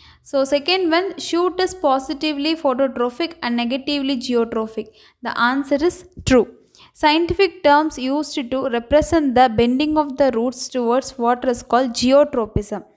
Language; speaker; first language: English; non-native, local second language; Tamil